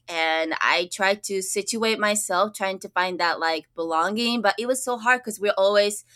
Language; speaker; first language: English; early bilingual, other home language; Japanese